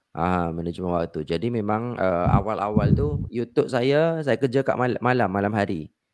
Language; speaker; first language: Malay; non-native, fluent; Indonesian